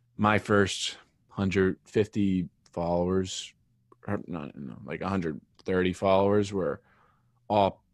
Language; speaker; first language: English; native; English